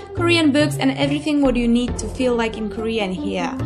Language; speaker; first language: English; non-native, fluent; Polish